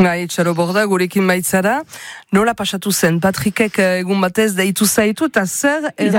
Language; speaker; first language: Basque; native; Basque